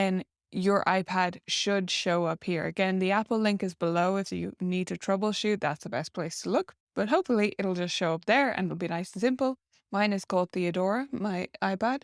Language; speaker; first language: English; native; English